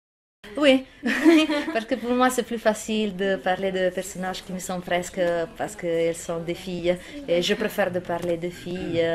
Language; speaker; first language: French; non-native, fluent; Italian